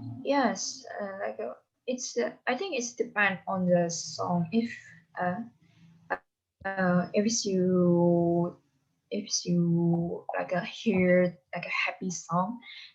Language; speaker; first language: English; non-native, learner; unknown